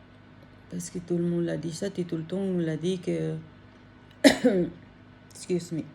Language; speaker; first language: French; non-native, learner; Filipino